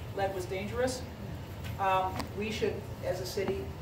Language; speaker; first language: English; native; English